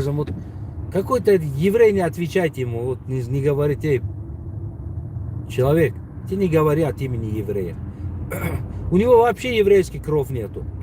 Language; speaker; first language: Russian; non-native, local second language; Tajik